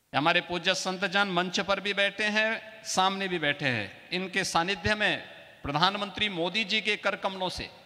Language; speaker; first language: Hindi; native; Hindi